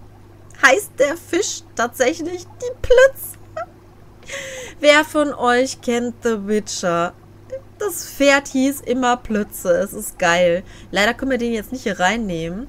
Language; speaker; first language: German; native; German